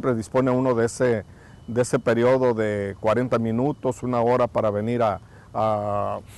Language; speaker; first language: Spanish; native; Spanish